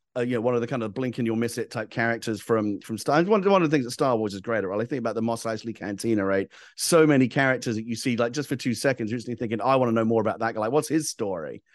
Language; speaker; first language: English; native; English